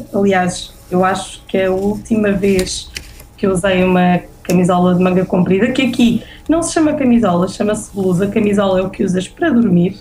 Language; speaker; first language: Portuguese; native; Portuguese